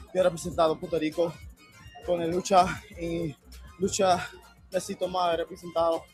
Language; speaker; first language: Spanish; non-native, learner; English